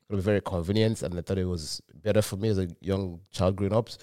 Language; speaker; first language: English; non-native, local second language; Yoruba